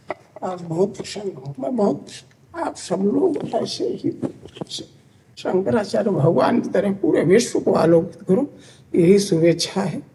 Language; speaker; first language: Hindi; native; Hindi